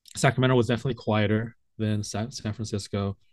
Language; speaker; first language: English; native; English